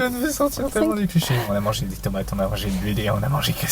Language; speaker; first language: French; native; French